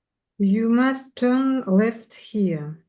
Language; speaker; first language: English; non-native, learner; Russian